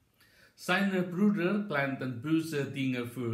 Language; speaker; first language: German; non-native, learner; Indonesian